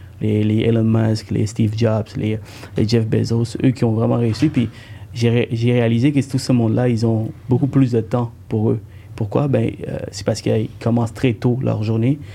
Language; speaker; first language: French; early bilingual, other home language; Tamil